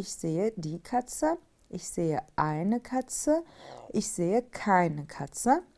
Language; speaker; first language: German; non-native, fluent; Turkish